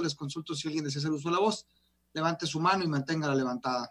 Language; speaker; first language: Spanish; native; Spanish